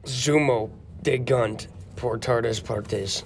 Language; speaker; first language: Spanish; non-native, learner; English